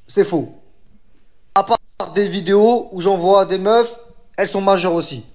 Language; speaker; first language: French; native; French